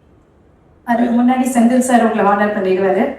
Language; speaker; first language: Tamil; native; Tamil